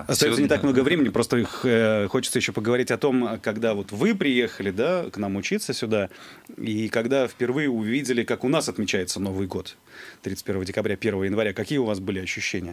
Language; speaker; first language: Russian; native; Russian